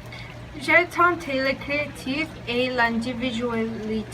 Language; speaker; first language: French; non-native, learner; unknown